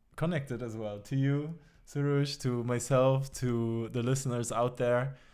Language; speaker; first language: English; non-native, fluent; German